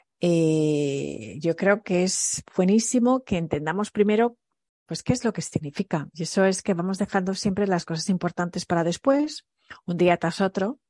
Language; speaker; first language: Spanish; early bilingual, other home language; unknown